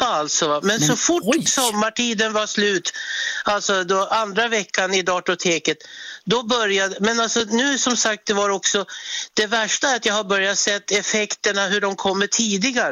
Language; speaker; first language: Swedish; native; Swedish